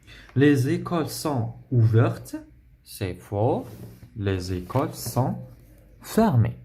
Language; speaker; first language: French; non-native, local second language; Arabic